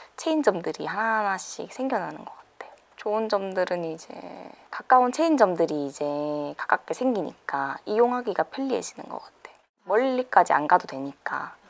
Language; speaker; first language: Korean; native; Korean